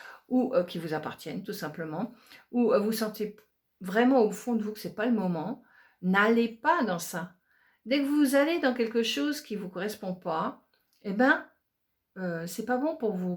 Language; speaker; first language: French; native; French